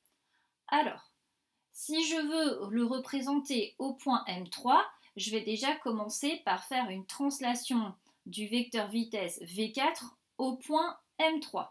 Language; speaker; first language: French; native; French